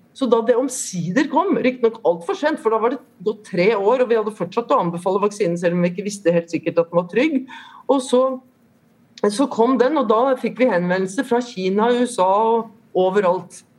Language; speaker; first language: Norwegian; native; Norwegian